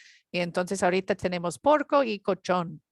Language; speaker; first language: Spanish; non-native, learner; English